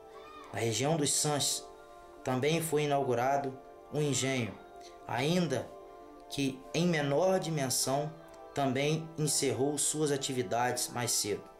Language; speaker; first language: Portuguese; native; Portuguese